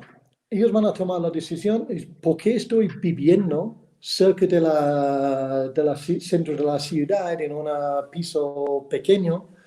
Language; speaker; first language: Spanish; non-native, fluent; English